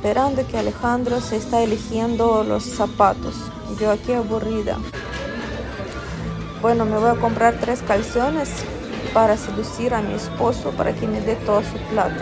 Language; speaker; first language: Spanish; non-native, fluent; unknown